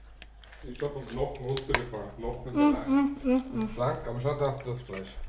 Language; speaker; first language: German; native; German